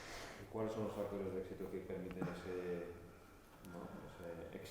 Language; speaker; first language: Spanish; native; Spanish